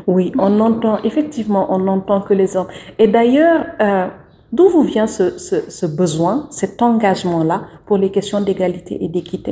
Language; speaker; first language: French; non-native, local second language; Wolof